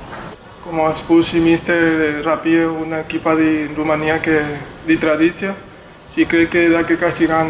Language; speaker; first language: Romanian; non-native, learner; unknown